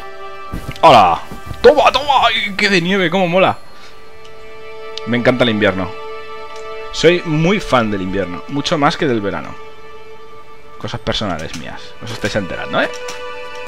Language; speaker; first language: Spanish; native; Spanish